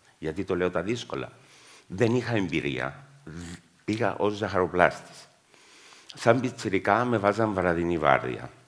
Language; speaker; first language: Greek; native; Greek